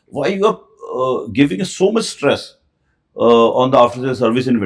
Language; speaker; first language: English; non-native, local second language; Hindi